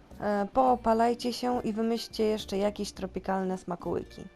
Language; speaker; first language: Polish; native; Polish